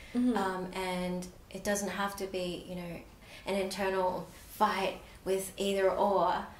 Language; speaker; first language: English; native; English